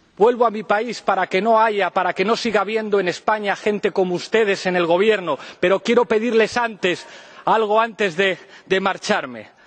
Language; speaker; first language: Spanish; native; Spanish